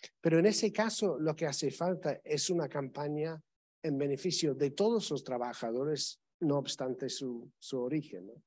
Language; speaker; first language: Spanish; non-native, fluent; English